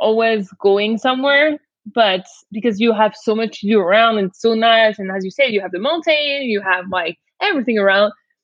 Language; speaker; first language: English; non-native, fluent; French